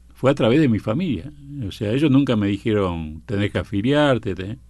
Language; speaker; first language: Spanish; native; Spanish